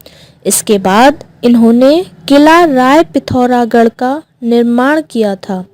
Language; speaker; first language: Hindi; native; Hindi